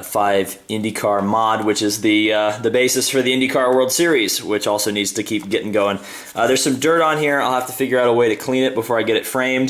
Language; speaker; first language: English; native; English